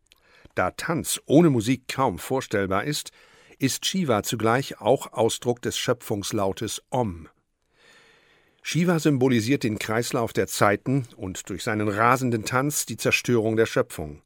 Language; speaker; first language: German; native; German